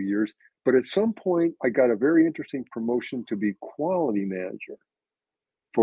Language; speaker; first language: English; native; English